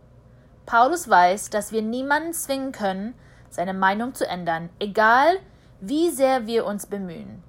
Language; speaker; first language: German; early bilingual, heritage; German